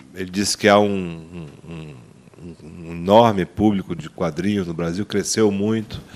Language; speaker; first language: Portuguese; native; Portuguese